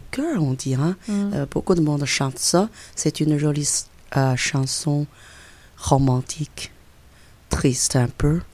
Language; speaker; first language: French; non-native, fluent; Chinese